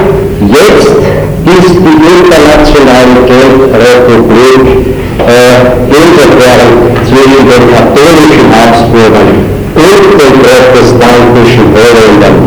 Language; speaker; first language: German; native; German